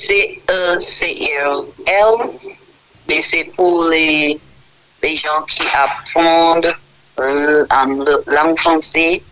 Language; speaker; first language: French; non-native, fluent; English